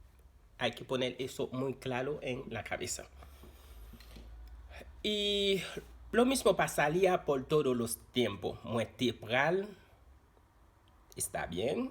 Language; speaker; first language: Spanish; non-native, fluent; Haitian Creole